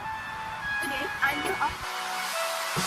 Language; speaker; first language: English; non-native, learner; Indonesian